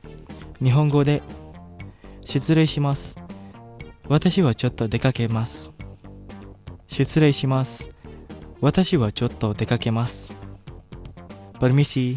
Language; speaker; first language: Japanese; non-native, fluent; Indonesian